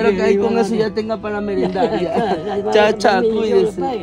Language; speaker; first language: Spanish; native; Spanish